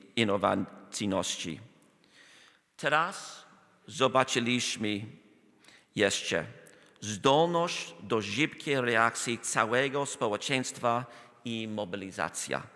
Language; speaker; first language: Polish; non-native, fluent; English